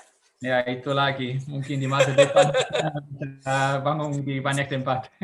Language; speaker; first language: Indonesian; non-native, fluent; Swiss German